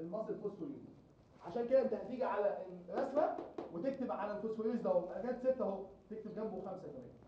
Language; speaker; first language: Arabic; native; Arabic